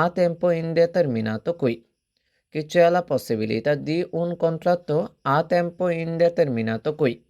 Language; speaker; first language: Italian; non-native, fluent; Bangla